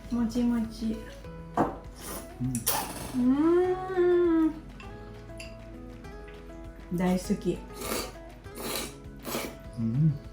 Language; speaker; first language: Japanese; non-native, learner; Thai